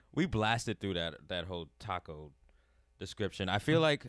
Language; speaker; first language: English; early bilingual, other home language; Spanish